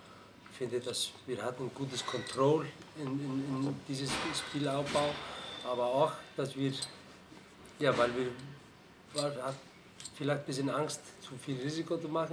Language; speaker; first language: German; non-native, fluent; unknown